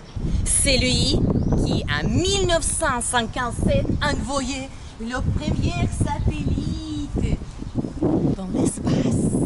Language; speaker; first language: French; non-native, learner; Ukrainian